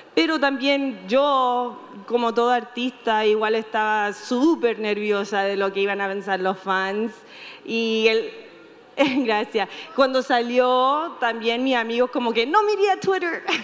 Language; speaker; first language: Spanish; native; Spanish